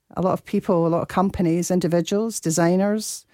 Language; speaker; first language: English; native; English